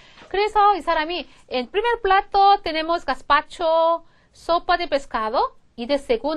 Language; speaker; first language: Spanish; non-native, fluent; Korean